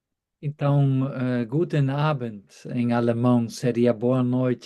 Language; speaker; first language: Portuguese; non-native, fluent; German